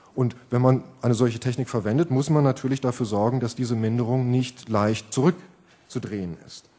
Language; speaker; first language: German; native; German